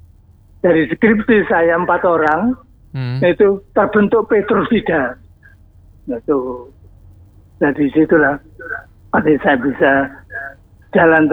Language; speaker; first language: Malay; non-native, local second language; Javanese